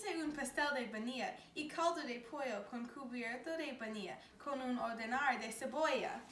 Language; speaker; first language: Spanish; non-native, learner; English